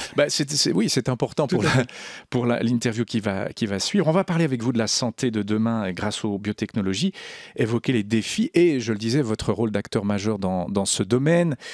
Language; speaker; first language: French; native; French